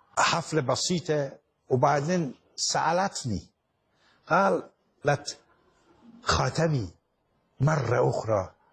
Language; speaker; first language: Arabic; non-native, fluent; Persian